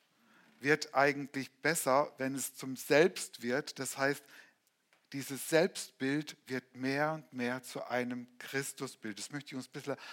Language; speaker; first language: German; native; German